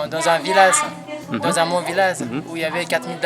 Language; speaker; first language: French; non-native, learner; Nepali